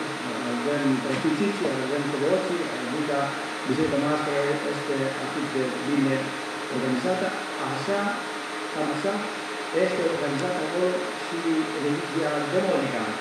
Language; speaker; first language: Romanian; non-native, learner; Greek